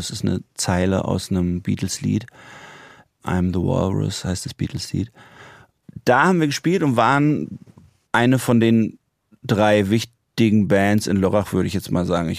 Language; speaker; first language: German; native; German